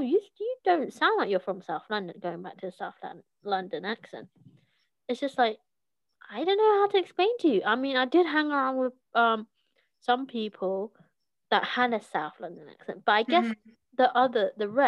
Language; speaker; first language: English; early bilingual, other home language; Cantonese